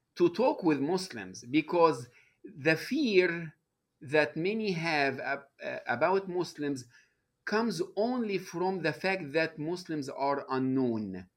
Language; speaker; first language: English; non-native, fluent; Arabic